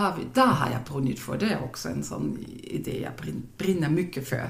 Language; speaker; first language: Swedish; non-native, fluent; German